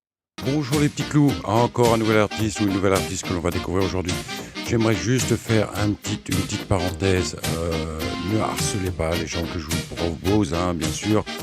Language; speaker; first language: French; native; French